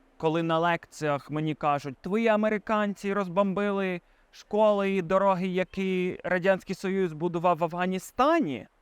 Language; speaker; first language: Ukrainian; non-native, fluent; English